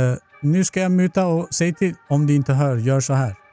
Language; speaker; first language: Swedish; non-native, fluent; Turkish